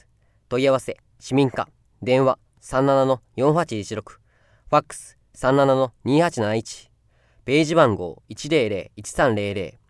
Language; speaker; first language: Japanese; native; Japanese